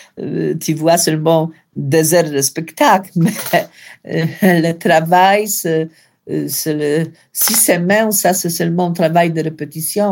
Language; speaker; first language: French; non-native, learner; Polish